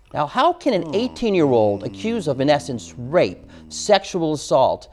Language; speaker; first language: English; native; English